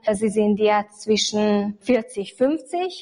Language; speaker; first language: German; non-native, local second language; Hungarian